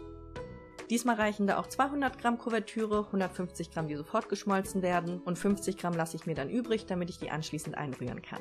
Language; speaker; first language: German; native; German